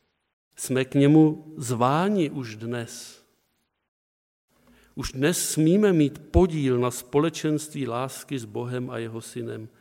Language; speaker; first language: Czech; native; Czech